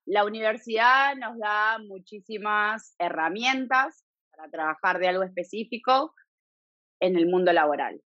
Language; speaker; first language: Spanish; native; Spanish